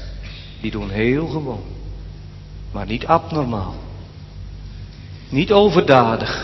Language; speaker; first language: Dutch; native; Dutch